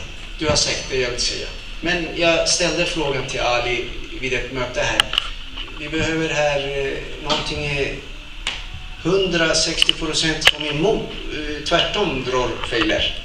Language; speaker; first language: Swedish; non-native, learner; Turkish